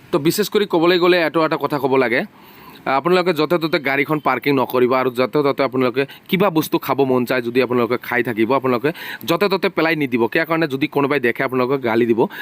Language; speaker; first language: Assamese; non-native, local second language; Bangla